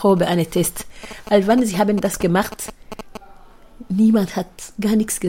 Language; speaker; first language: German; non-native, fluent; Kinyarwanda